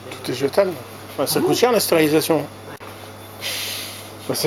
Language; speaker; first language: French; native; French